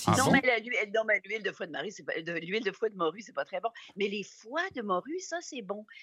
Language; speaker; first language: French; native; French